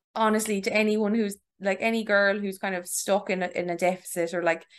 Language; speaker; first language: English; native; English